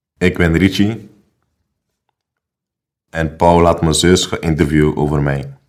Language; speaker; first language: Dutch; non-native, local second language; Papiamento